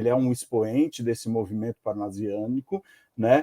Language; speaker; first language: Portuguese; native; Portuguese